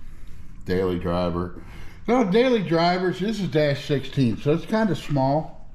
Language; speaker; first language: English; native; English